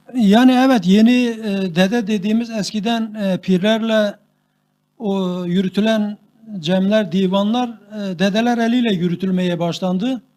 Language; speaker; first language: Turkish; non-native, local second language; Kurdish